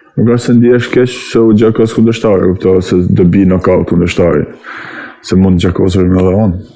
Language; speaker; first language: Albanian; native; Albanian